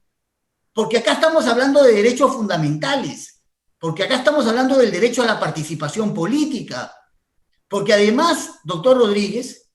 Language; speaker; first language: Spanish; native; Spanish